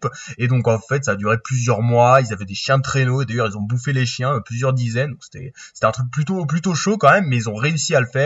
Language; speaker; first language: French; native; French